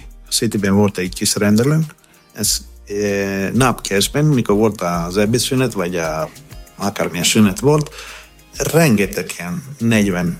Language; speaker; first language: Hungarian; non-native, learner; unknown